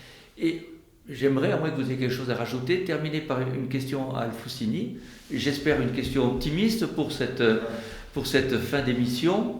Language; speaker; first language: French; native; French